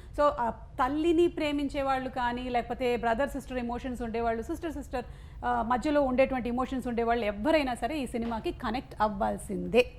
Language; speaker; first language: Telugu; native; Telugu